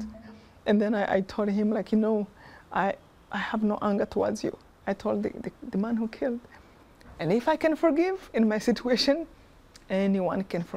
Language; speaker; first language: English; non-native, local second language; Kinyarwanda